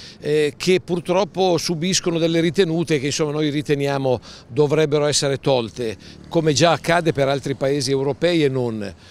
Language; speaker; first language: Italian; native; Italian